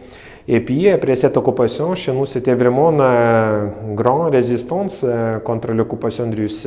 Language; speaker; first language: French; non-native, fluent; Lithuanian